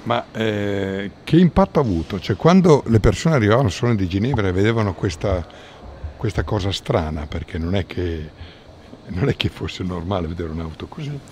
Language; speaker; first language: Italian; native; Italian